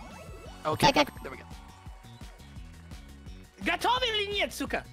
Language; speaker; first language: Russian; non-native, learner; English